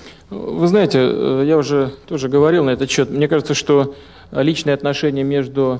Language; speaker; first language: Russian; native; Russian